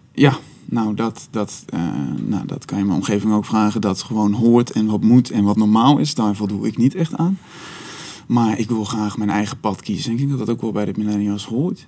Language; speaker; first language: Dutch; native; Dutch